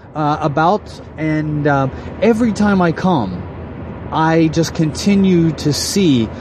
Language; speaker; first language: English; native; English